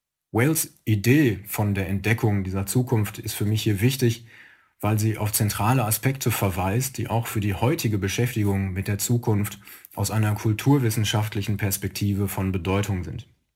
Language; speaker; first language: German; native; German